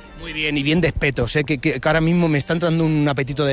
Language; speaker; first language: Spanish; native; Spanish